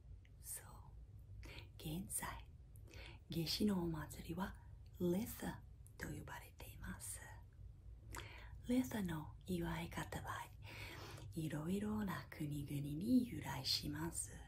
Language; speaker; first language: Japanese; non-native, fluent; English